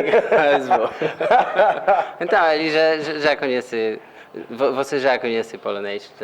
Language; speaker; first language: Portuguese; non-native, fluent; Polish